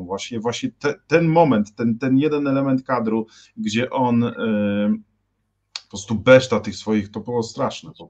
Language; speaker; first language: Polish; native; Polish